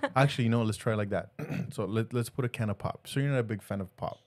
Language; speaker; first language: English; early bilingual, other home language; Spanish